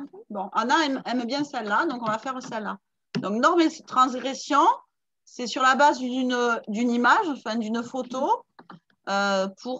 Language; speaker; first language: French; native; French